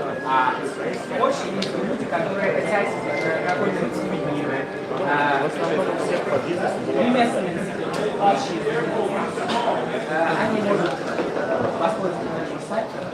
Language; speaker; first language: Russian; non-native, local second language; Uzbek